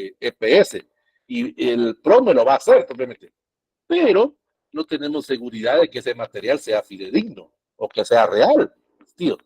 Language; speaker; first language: Spanish; native; Spanish